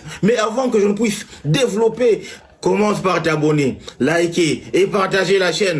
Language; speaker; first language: French; non-native, local second language; Lingala